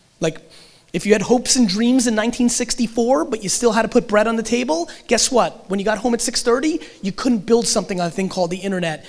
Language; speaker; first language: English; early bilingual, other home language; Russian